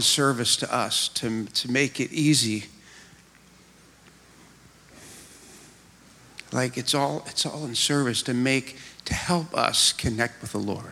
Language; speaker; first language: English; native; English